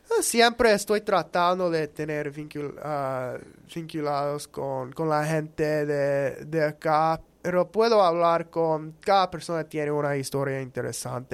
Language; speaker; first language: Spanish; non-native, fluent; English